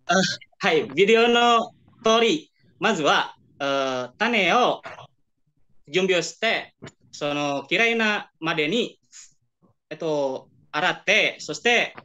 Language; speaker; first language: Japanese; non-native, learner; Indonesian